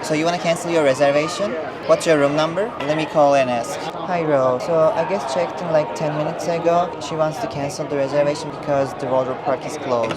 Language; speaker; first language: English; non-native, fluent; Turkish